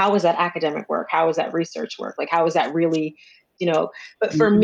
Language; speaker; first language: English; native; English